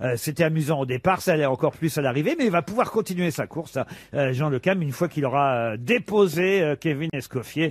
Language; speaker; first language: French; native; French